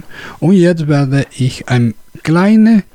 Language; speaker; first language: German; non-native, learner; Spanish